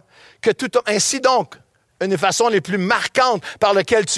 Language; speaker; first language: French; native; French